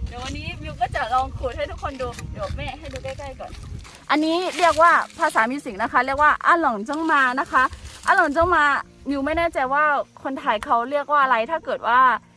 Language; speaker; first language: Thai; non-native, local second language; Akha